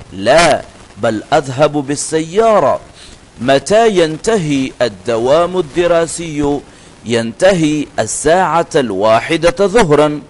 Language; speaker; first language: Arabic; non-native, fluent; Urdu